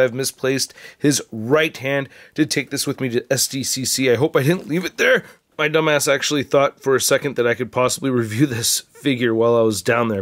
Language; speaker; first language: English; native; English